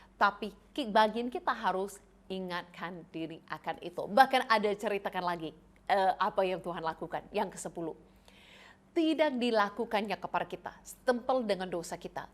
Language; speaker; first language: Indonesian; non-native, fluent; English